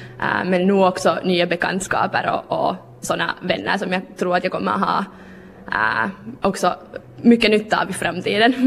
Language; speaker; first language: Swedish; native; Swedish